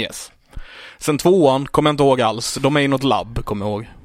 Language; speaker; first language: Swedish; native; Swedish